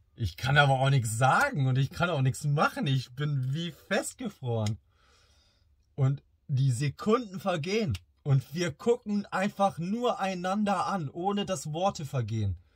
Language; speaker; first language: German; early bilingual, other home language; Bosnian